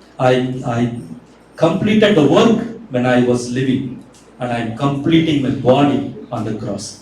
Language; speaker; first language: English; non-native, local second language; Tamil